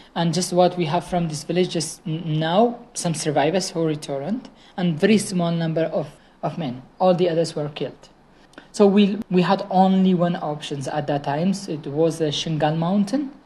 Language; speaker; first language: English; non-native, fluent; Kurdish